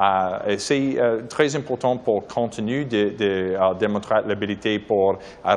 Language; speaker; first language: French; non-native, local second language; English